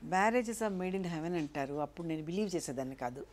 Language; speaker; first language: Telugu; non-native, local second language; Urdu